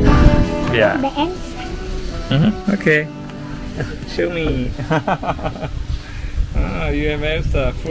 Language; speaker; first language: English; non-native, learner; Korean